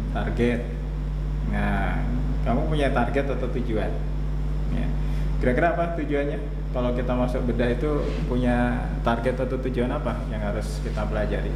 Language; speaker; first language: Indonesian; native; Indonesian